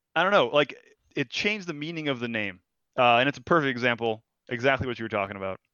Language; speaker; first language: English; non-native, fluent; Portuguese